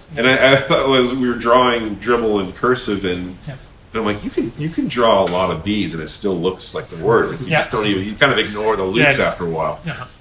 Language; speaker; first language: English; native; English